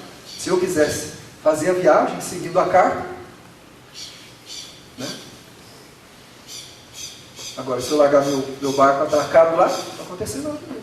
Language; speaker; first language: Portuguese; native; Portuguese